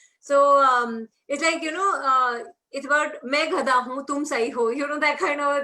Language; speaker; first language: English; non-native, local second language; Hindi